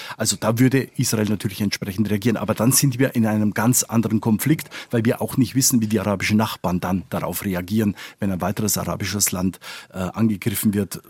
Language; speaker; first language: German; non-native, fluent; Spanish